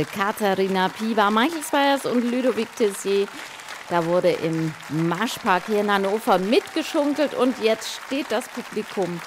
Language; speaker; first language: German; native; German